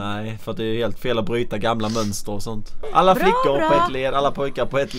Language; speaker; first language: Swedish; native; Swedish